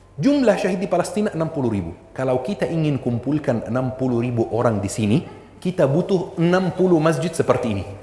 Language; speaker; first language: Indonesian; non-native, fluent; Arabic